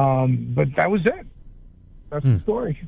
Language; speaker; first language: English; native; English